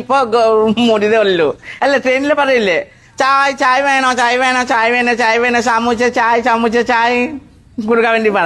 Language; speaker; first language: Malayalam; non-native, fluent; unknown